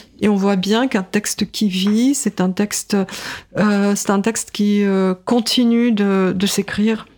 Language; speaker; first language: French; non-native, fluent; Russian